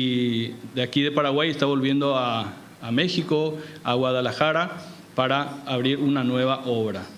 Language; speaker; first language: Spanish; native; Spanish